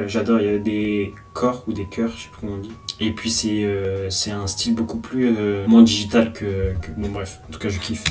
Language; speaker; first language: French; native; French